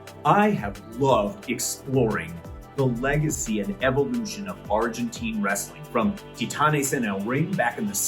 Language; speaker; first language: English; native; English